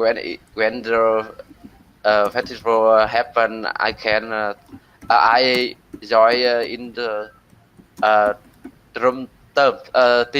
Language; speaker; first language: English; non-native, learner; Vietnamese